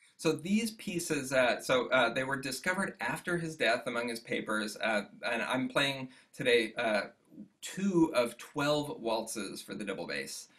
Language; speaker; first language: English; native; English